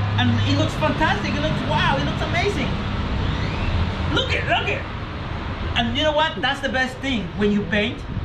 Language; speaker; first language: English; non-native, learner; Spanish